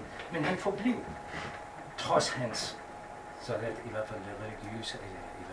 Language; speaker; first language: Danish; non-native, fluent; Arabic